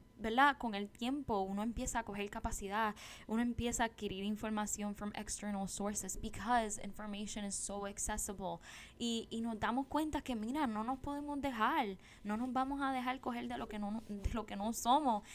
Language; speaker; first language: Spanish; native; Spanish